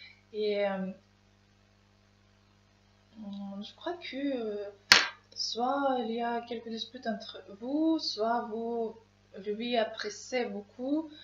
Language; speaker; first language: French; non-native, learner; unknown